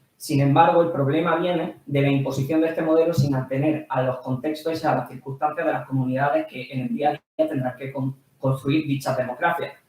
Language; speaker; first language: Spanish; native; Spanish